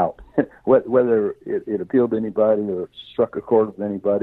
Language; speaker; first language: English; native; English